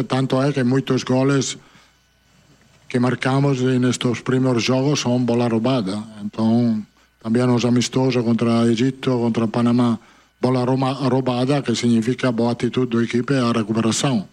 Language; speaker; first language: Portuguese; non-native, fluent; Italian